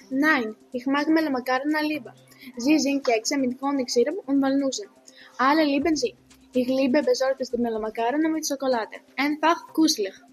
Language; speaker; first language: German; non-native, learner; Greek